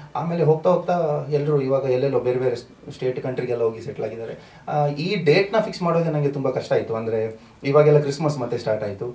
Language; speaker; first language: Kannada; non-native, local second language; Tulu